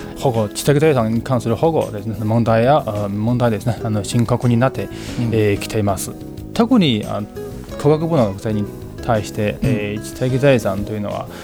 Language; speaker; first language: Japanese; non-native, fluent; Chinese